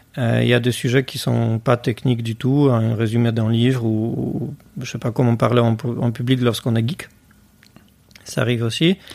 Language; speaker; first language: French; non-native, fluent; Polish